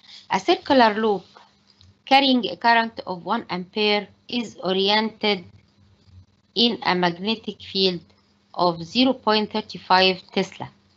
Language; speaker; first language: English; non-native, fluent; Arabic